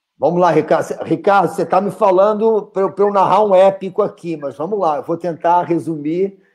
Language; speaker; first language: Portuguese; native; Portuguese